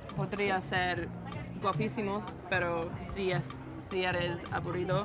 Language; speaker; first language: Spanish; non-native, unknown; English